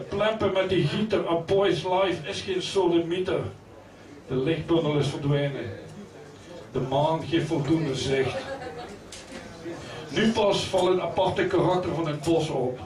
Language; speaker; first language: Dutch; native; Dutch